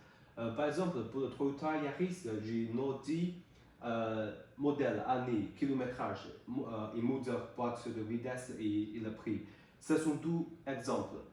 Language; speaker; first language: French; non-native, learner; Chinese